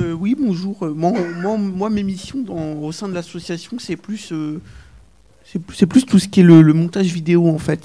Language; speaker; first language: French; native; French